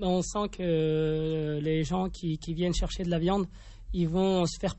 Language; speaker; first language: French; native; French